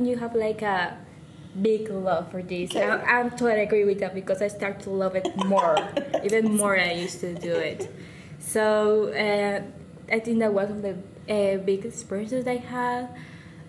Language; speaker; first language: English; non-native, learner; Spanish